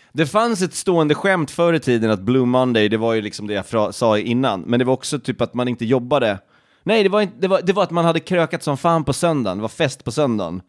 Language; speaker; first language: Swedish; native; Swedish